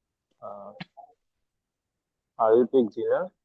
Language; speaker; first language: English; non-native, learner; Bangla